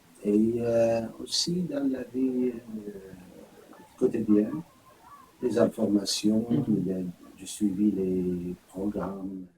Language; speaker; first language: French; non-native, fluent; Arabic